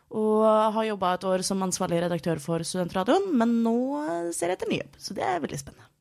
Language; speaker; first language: Norwegian; native; Norwegian